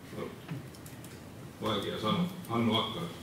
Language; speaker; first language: Finnish; native; Finnish